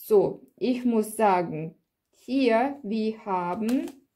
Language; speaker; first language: German; non-native, learner; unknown